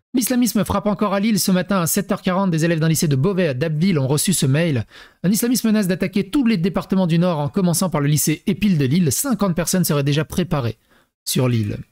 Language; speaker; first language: French; native; French